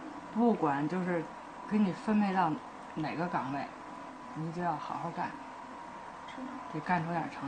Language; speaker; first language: Chinese; native; Chinese